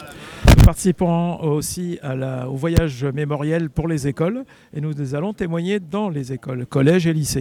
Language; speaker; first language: French; native; French